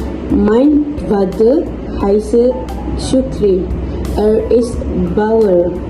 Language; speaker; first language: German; non-native, learner; Malay